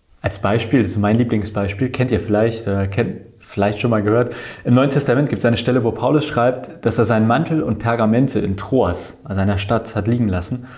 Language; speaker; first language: German; native; German